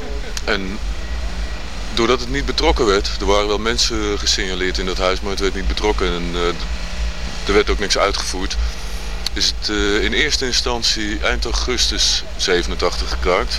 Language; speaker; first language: Dutch; native; Dutch